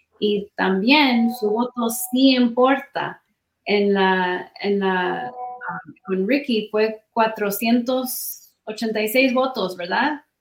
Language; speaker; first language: Spanish; early bilingual, heritage; Spanish